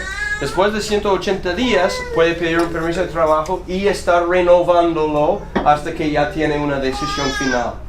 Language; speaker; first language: Spanish; non-native, fluent; English